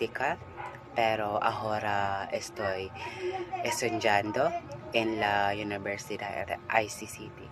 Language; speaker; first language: Spanish; non-native, learner; Cebuano